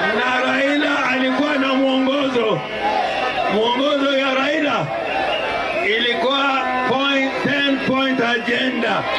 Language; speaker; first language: Swahili; non-native, local second language; Luo (Kenya and Tanzania)